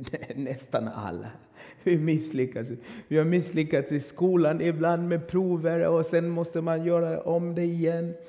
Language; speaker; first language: Swedish; non-native, fluent; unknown